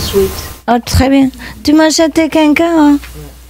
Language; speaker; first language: French; non-native, learner; Vietnamese